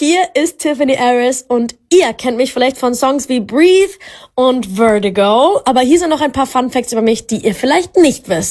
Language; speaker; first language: German; native; German